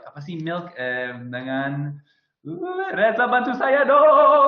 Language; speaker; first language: Indonesian; non-native, fluent; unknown